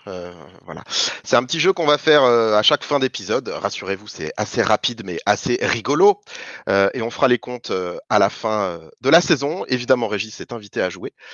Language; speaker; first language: French; native; French